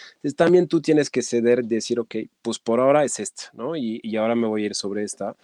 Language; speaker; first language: Spanish; non-native, fluent; French